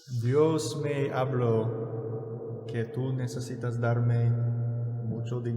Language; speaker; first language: Spanish; non-native, fluent; English